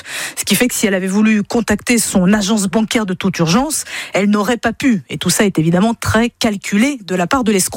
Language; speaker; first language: French; native; French